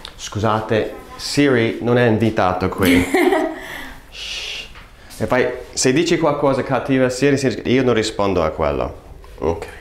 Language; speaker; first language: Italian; non-native, fluent; English